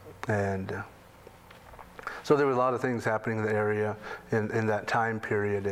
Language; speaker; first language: English; native; English